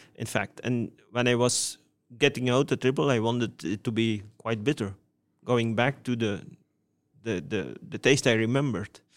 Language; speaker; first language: English; non-native, fluent; Dutch